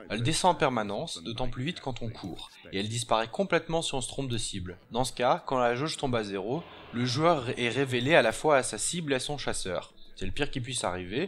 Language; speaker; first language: French; native; French